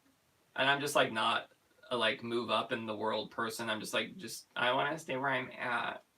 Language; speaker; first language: English; native; English